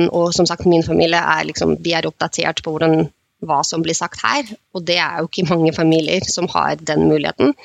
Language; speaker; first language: Norwegian; non-native, fluent; Russian